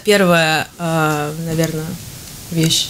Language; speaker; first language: Russian; native; Russian